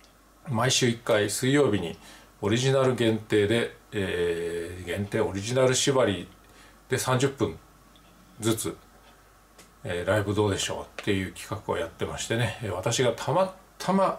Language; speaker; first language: Japanese; native; Japanese